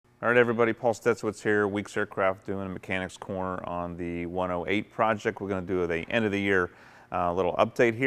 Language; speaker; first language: English; native; English